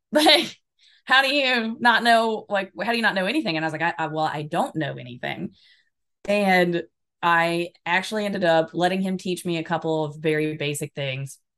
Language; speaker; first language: English; native; English